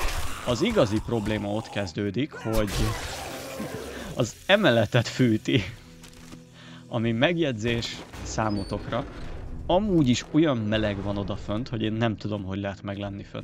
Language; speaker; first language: Hungarian; native; Hungarian